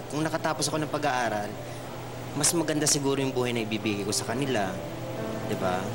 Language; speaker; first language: Filipino; native; Filipino